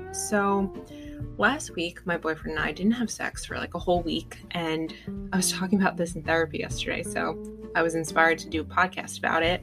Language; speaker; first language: English; native; English